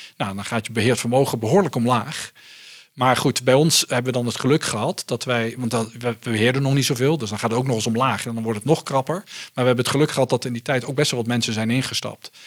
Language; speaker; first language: Dutch; early bilingual, heritage; Dutch